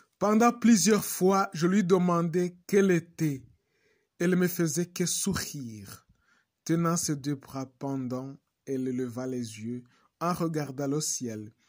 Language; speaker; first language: French; non-native, local second language; Kinyarwanda